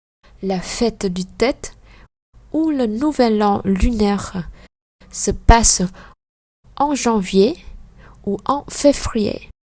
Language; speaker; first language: French; non-native, learner; Vietnamese